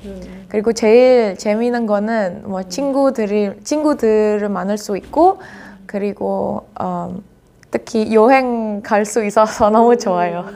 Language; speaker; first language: Korean; non-native, fluent; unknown